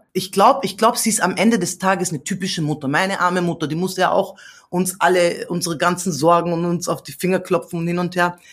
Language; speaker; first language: German; early bilingual, other home language; Central Kurdish